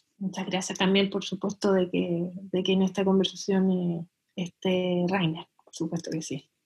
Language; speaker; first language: Spanish; native; Spanish